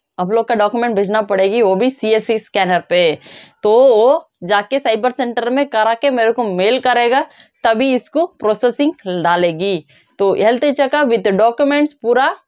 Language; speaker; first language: Hindi; non-native, local second language; Kannada